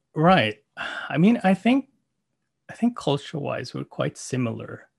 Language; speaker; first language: English; non-native, fluent; Norwegian